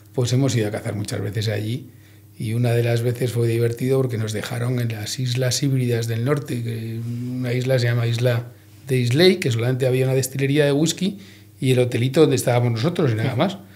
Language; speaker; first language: Spanish; native; Spanish